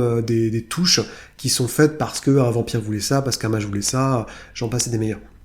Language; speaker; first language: French; native; French